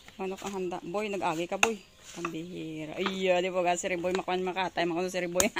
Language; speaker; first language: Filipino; non-native, local second language; Hiligaynon